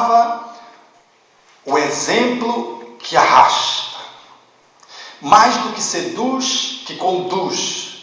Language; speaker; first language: Portuguese; native; Portuguese